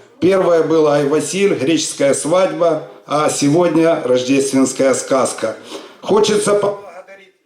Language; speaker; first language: Russian; native; Russian